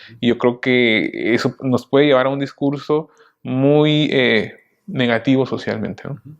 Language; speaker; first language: Spanish; native; Spanish